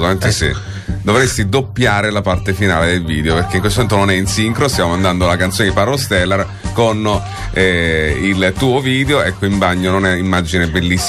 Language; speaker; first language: Italian; native; Italian